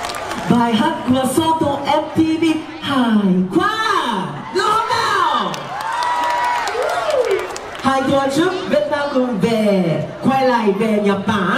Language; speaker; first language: Vietnamese; non-native, learner; Japanese